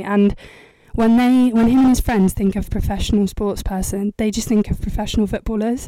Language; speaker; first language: English; native; English